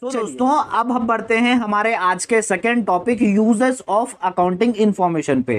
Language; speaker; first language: Hindi; native; Hindi